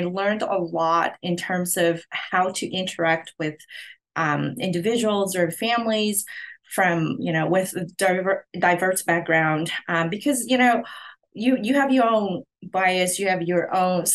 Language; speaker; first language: English; non-native, local second language; Cantonese